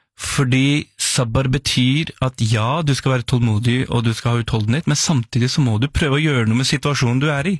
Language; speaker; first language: Norwegian; early bilingual, other home language; Urdu